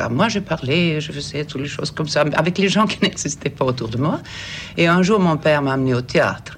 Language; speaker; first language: French; non-native, fluent; Swedish